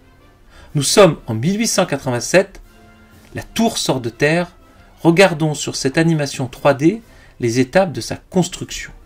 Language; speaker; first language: French; native; French